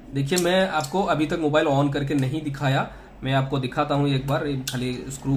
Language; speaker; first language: Hindi; non-native, local second language; Odia